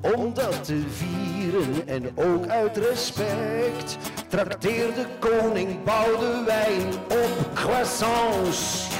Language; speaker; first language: Dutch; native; Dutch